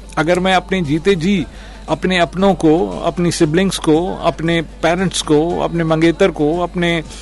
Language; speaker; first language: Urdu; non-native, local second language; Sindhi